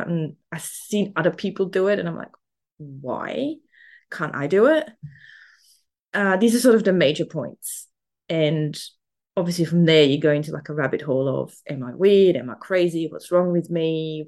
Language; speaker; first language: English; non-native, fluent; German